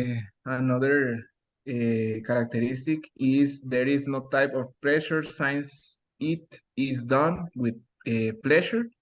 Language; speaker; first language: English; non-native, learner; Spanish